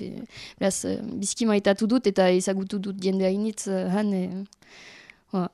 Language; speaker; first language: Basque; non-native, learner; French